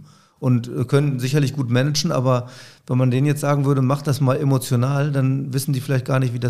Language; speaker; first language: German; native; German